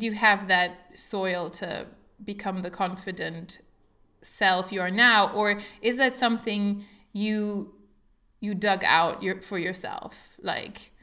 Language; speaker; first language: English; non-native, fluent; German